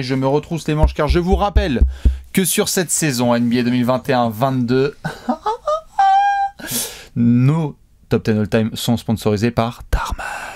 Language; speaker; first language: French; native; French